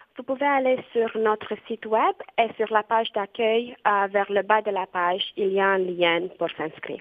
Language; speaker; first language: French; non-native, fluent; Romanian